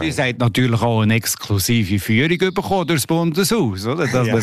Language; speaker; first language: German; native; German